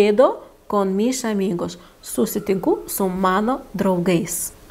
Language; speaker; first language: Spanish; non-native, fluent; Lithuanian